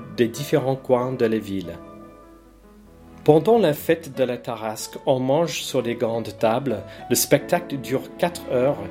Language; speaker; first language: French; non-native, fluent; English